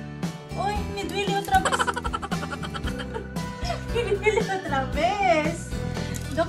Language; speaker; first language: Spanish; non-native, learner; Cebuano